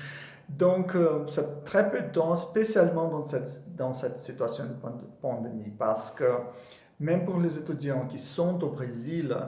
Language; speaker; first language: French; non-native, fluent; Portuguese